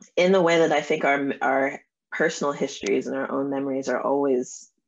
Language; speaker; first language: English; native; English